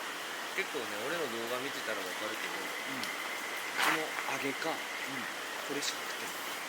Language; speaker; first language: Japanese; native; Japanese